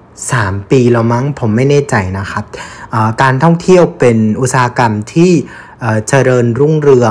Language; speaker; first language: Thai; non-native, fluent; Vietnamese